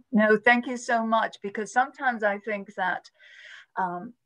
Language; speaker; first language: English; native; English